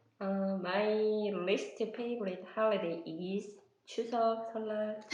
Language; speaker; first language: English; non-native, learner; Korean